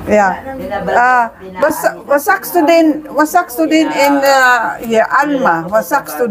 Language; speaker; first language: German; non-native, learner; Filipino